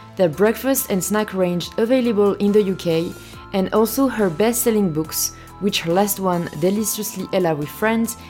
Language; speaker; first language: English; non-native, fluent; French